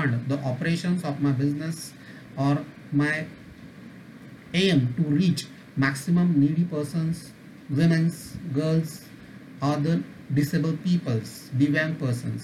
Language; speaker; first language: English; non-native, local second language; Marathi